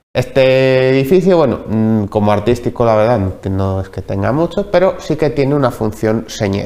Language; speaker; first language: Spanish; native; Spanish